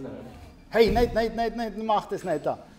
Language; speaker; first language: German; native; German